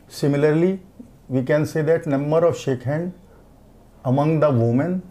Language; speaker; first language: Hindi; native; Hindi